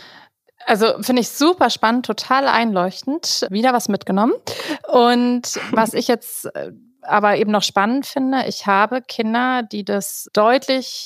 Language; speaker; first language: German; native; German